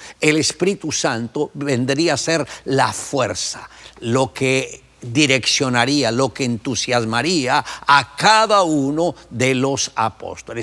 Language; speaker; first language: Spanish; native; Spanish